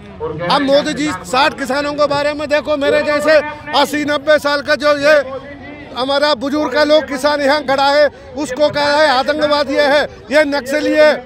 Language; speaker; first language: Hindi; non-native, local second language; Malayalam